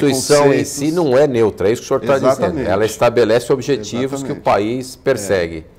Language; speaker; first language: Portuguese; native; Portuguese